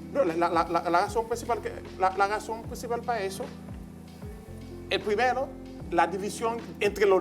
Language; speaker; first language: Spanish; non-native, learner; Haitian Creole